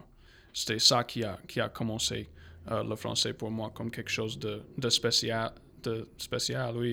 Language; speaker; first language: French; non-native, local second language; English